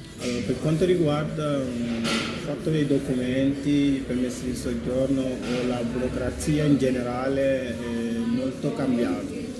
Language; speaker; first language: Italian; non-native, fluent; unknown